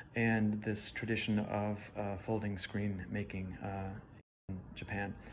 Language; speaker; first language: English; native; English